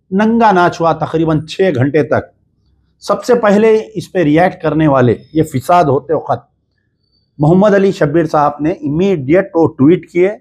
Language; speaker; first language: Urdu; native; Urdu